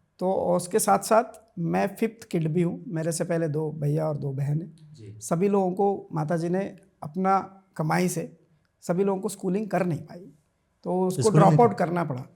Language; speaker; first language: Hindi; non-native, local second language; Kannada